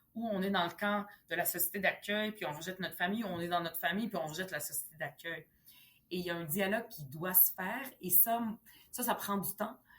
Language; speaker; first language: French; early bilingual, other home language; Arabic